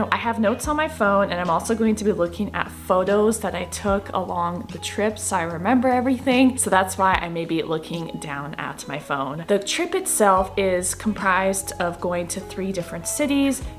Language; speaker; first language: English; native; English